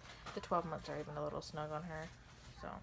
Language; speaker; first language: English; native; English